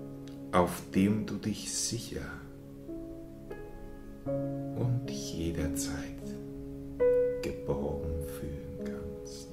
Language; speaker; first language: German; native; German